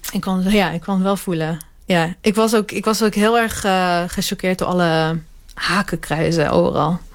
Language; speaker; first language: Dutch; early bilingual, other home language; Hebrew